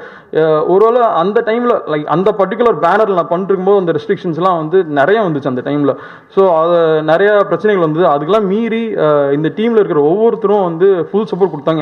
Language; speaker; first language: Tamil; native; Tamil